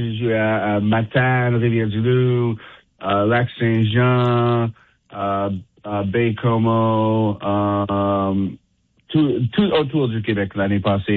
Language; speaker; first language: French; non-native, learner; English